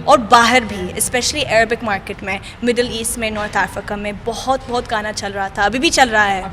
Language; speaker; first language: Hindi; non-native, fluent; Arabic